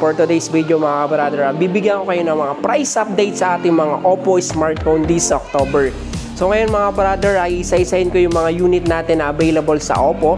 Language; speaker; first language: Filipino; native; Filipino